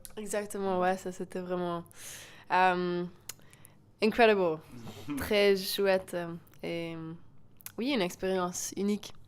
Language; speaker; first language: French; non-native, local second language; German